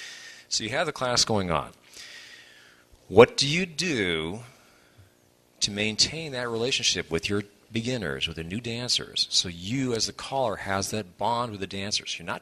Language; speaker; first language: English; native; English